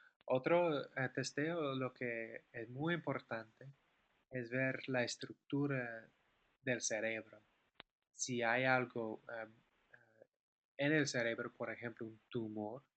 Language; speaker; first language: Spanish; non-native, fluent; English